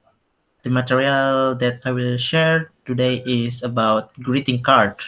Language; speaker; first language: English; non-native, local second language; Indonesian